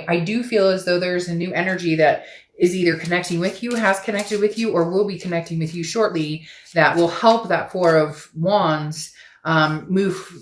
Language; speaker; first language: English; native; English